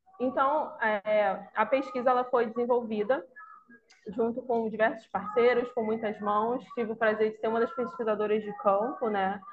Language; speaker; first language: Portuguese; native; Portuguese